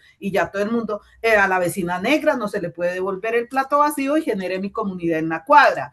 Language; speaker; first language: Spanish; native; Spanish